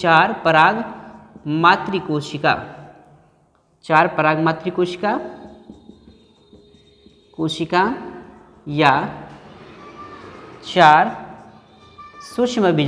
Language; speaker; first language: Hindi; native; Hindi